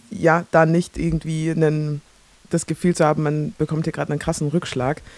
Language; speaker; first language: German; early bilingual, other home language; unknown